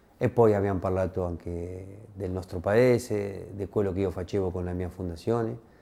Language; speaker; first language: Italian; non-native, fluent; Spanish